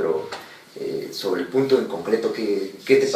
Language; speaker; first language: Spanish; native; Spanish